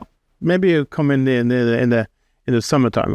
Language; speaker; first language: English; non-native, fluent; Norwegian